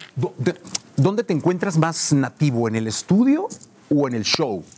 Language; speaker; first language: Spanish; native; Spanish